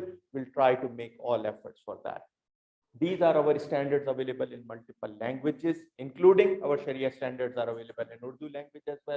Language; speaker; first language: English; non-native, local second language; Urdu